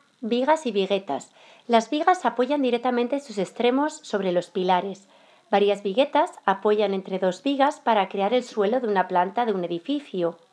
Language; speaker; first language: Spanish; native; Spanish